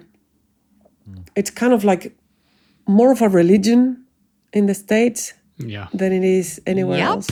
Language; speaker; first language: English; non-native, fluent; Spanish